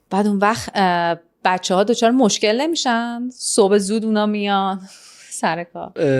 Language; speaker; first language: Persian; native; Persian